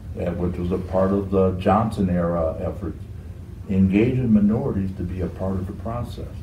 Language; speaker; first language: English; native; English